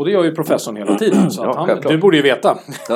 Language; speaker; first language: Swedish; native; Swedish